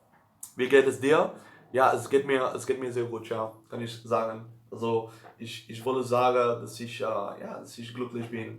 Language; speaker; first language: German; non-native, learner; Dutch